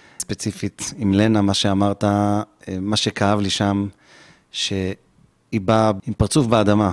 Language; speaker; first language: Hebrew; native; Hebrew